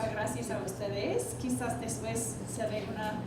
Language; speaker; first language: Spanish; non-native, learner; English